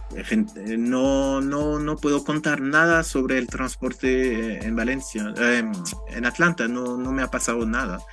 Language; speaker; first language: Spanish; non-native, fluent; French